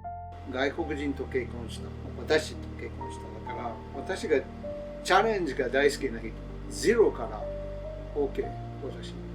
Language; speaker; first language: Japanese; non-native, learner; English